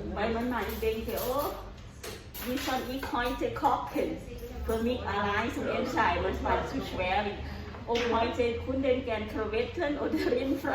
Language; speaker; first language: German; non-native, learner; Thai